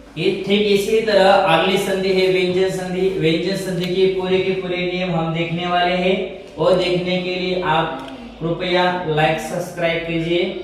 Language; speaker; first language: Hindi; non-native, local second language; Marathi